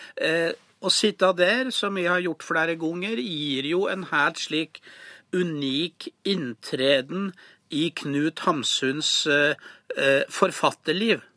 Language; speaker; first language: Norwegian; native; Norwegian